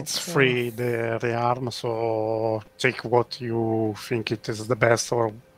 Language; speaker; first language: English; non-native, fluent; Italian